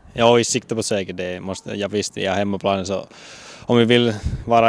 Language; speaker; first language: Swedish; non-native, learner; Finnish